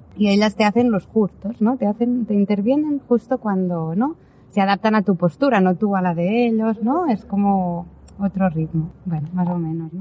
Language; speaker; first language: Spanish; native; Spanish